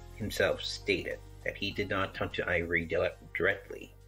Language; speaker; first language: English; native; English